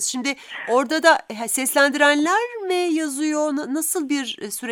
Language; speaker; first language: Turkish; native; Turkish